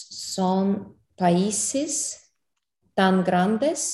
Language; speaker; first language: Spanish; non-native, learner; English